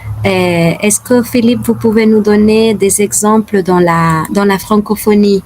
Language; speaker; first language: French; non-native, fluent; Spanish